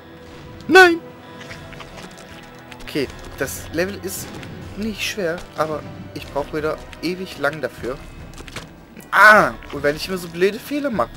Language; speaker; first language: German; native; German